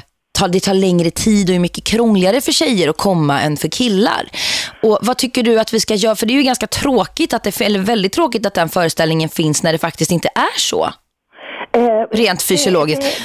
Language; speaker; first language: Swedish; native; Swedish